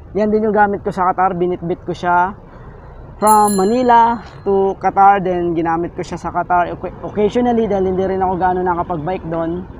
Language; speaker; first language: Filipino; native; Filipino